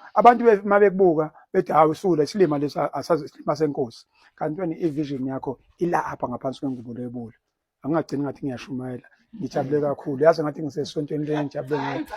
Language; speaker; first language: Zulu; native; Zulu